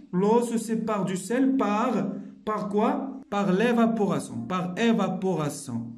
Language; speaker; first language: French; non-native, local second language; Arabic